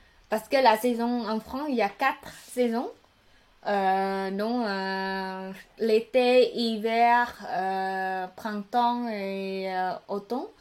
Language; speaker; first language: French; non-native, learner; Khmer